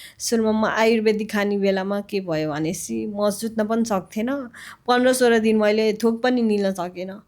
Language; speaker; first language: Nepali; native; Nepali